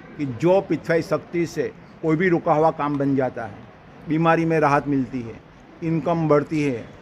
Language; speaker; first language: Hindi; non-native, local second language; Gujarati